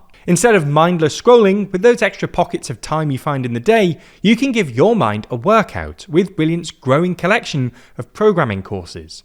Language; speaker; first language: English; native; English